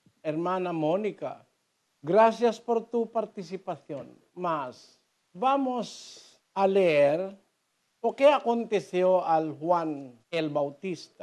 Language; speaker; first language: Spanish; non-native, learner; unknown